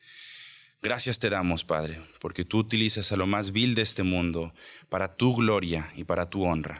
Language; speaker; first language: Spanish; native; Spanish